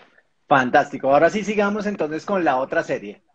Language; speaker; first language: Spanish; native; Spanish